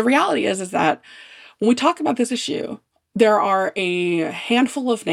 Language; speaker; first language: English; native; English